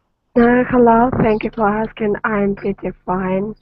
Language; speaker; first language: English; non-native, learner; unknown